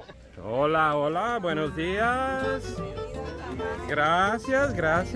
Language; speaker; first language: Spanish; non-native, learner; English